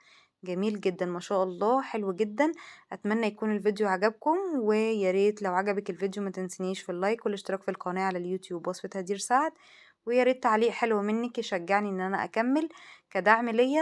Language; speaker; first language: Arabic; native; Arabic